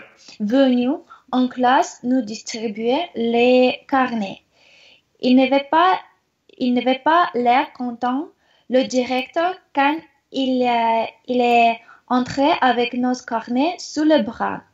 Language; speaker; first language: French; non-native, learner; Russian